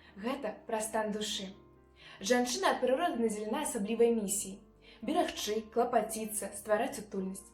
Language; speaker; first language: Belarusian; non-native, local second language; Russian